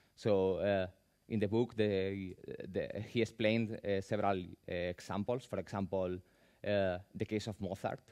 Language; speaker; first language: English; non-native, fluent; Spanish